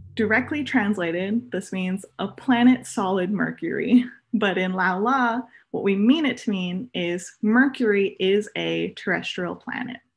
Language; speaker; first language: English; native; English